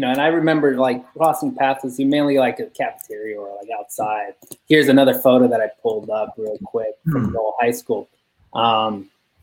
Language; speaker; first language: English; early bilingual, other home language; Spanish